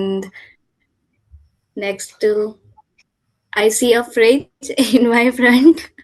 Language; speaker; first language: English; non-native, learner; Hindi